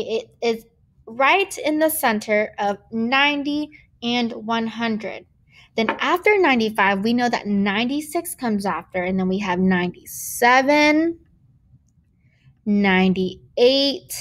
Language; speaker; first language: English; native; English